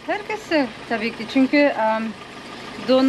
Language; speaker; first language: Turkish; non-native, learner; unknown